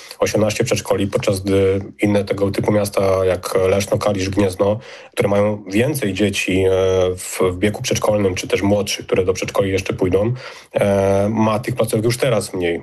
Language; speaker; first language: Polish; native; Polish